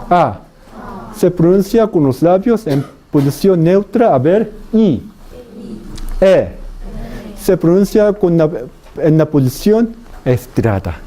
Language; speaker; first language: Spanish; non-native, fluent; Korean